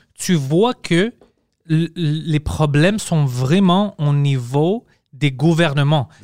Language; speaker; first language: French; early bilingual, other home language; Greek